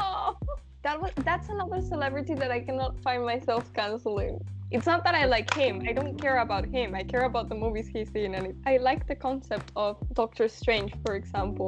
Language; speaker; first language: English; non-native, fluent; Spanish